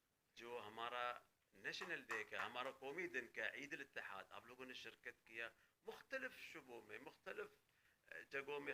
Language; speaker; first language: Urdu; non-native, fluent; Arabic